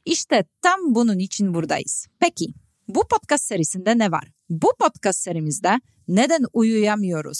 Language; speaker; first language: Turkish; non-native, fluent; Polish